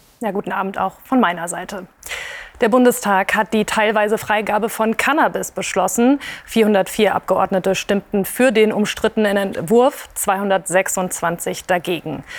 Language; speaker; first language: German; native; German